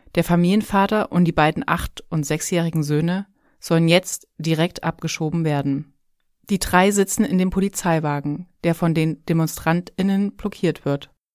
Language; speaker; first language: German; native; German